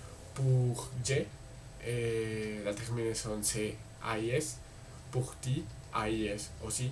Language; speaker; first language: French; non-native, learner; Spanish